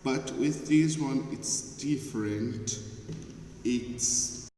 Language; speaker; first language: English; non-native, fluent; Portuguese